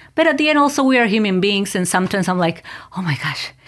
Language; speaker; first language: English; non-native, fluent; Spanish